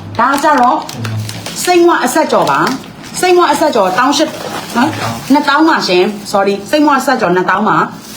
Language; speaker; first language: Burmese; non-native, local second language; Kachin